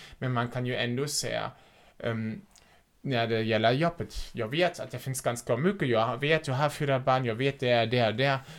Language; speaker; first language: Swedish; non-native, fluent; German